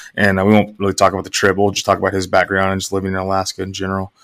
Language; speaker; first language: English; native; English